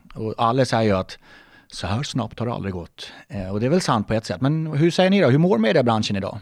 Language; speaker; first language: Swedish; native; Swedish